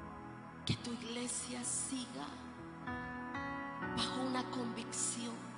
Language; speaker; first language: Spanish; native; Spanish